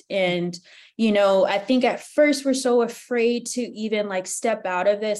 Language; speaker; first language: English; native; English